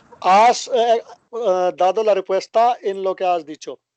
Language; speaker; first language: Spanish; non-native, learner; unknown